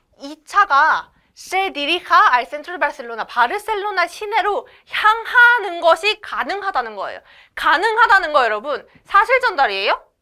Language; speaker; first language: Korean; native; Korean